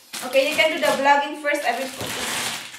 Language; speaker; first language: English; non-native, learner; Filipino